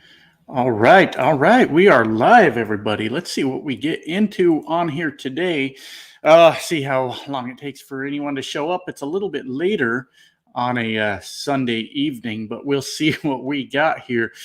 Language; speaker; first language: English; native; English